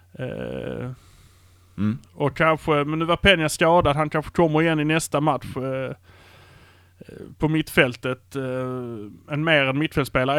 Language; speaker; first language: Swedish; native; Swedish